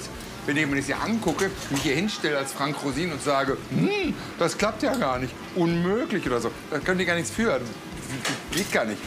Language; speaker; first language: German; native; German